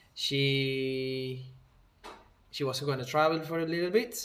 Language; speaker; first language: English; non-native, fluent; Spanish